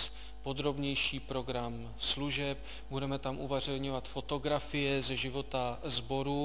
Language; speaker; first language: Czech; native; Czech